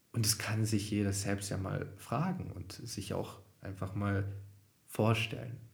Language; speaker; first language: German; early bilingual, other home language; Albanian